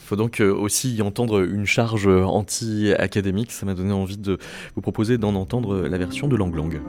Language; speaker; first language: French; native; French